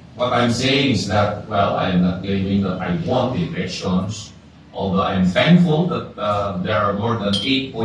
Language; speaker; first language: English; non-native, local second language; Filipino